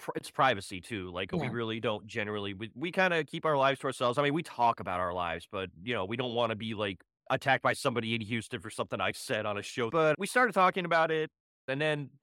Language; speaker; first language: English; native; English